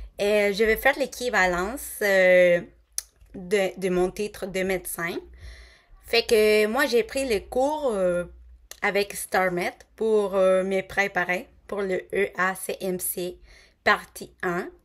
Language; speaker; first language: French; non-native, fluent; Spanish